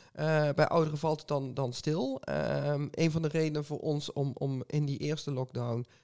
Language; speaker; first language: Dutch; native; Dutch